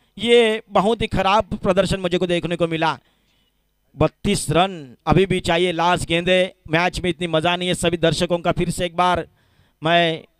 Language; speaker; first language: Hindi; non-native, local second language; Marathi